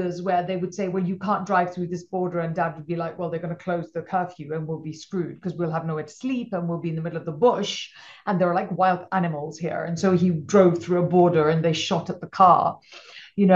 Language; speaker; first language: English; non-native, local second language; Punjabi